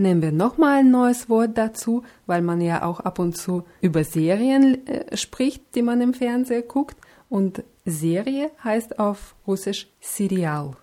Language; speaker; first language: German; non-native, fluent; Russian